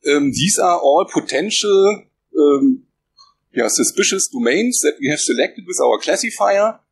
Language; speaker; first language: English; non-native, fluent; German